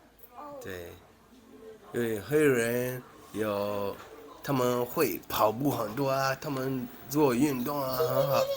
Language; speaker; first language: Chinese; non-native, learner; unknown